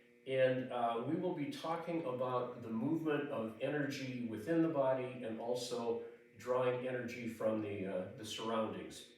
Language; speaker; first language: English; native; English